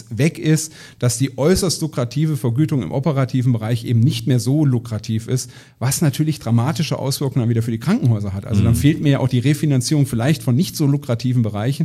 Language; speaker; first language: German; native; German